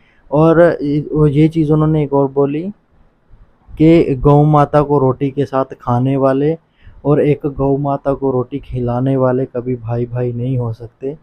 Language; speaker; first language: Hindi; native; Hindi